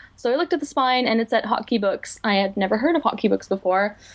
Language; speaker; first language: English; non-native, fluent; Dutch